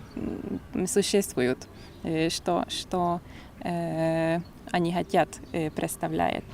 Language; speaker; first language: Russian; non-native, learner; Hungarian